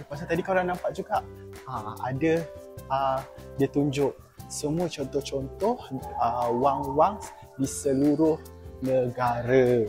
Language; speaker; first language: Malay; native; Malay